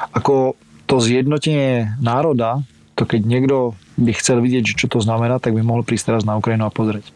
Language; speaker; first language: Slovak; early bilingual, other home language; Ukrainian